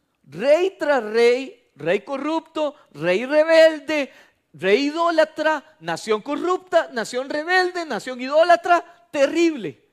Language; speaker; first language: Spanish; native; Spanish